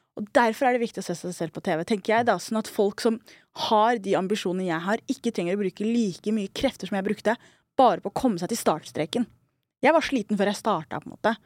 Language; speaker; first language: Norwegian; early bilingual, other home language; Somali